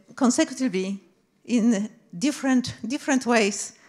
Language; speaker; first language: English; non-native, fluent; Polish